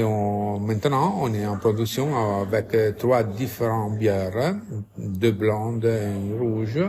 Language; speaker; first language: French; non-native, fluent; Italian